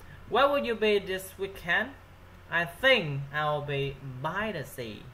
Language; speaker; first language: English; non-native, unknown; Vietnamese